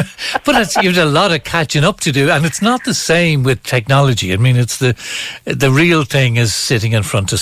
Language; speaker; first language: English; native; English